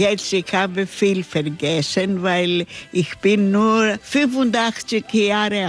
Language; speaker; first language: German; non-native, learner; Greek